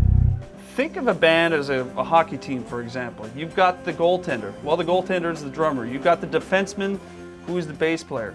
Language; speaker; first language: English; native; English